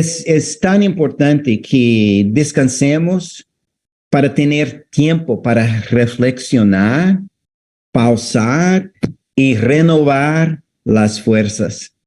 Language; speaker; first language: Spanish; non-native, fluent; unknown